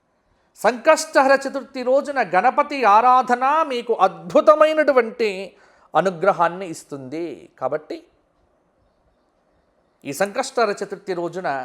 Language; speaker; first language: Telugu; native; Telugu